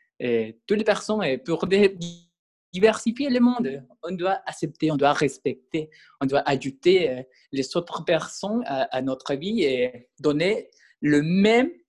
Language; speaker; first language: French; non-native, learner; Spanish